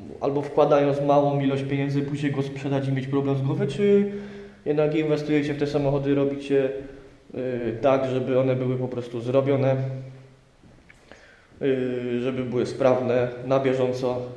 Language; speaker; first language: Polish; native; Polish